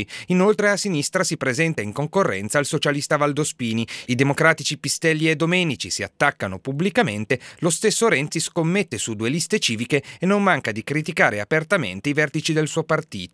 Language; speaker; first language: Italian; native; Italian